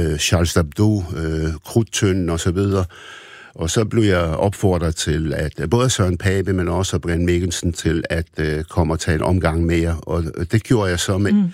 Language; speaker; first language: Danish; early bilingual, other home language; Arabic